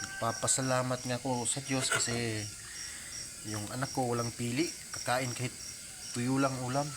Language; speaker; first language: Filipino; non-native, local second language; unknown